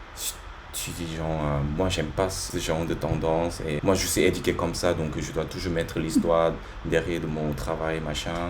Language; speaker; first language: French; native; French